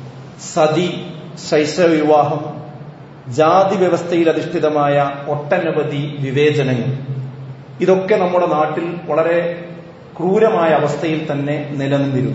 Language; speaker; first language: Malayalam; native; Malayalam